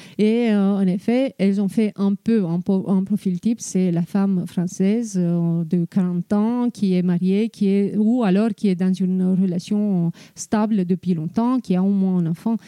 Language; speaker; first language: French; non-native, fluent; Romanian